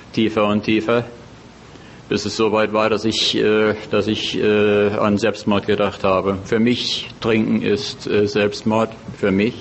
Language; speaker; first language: German; native; German